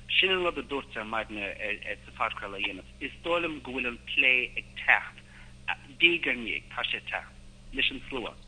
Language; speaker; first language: Irish; native; Irish